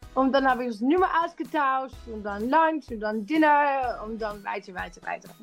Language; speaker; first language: German; non-native, learner; Dutch